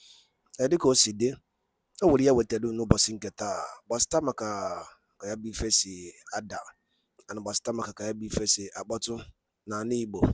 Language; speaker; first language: Igbo; native; Igbo